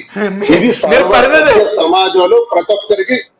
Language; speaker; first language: Telugu; native; Telugu